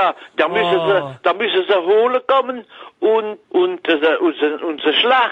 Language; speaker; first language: German; non-native, learner; French